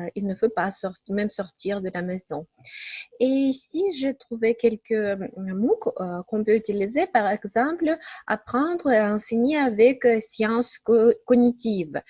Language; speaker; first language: French; non-native, fluent; Russian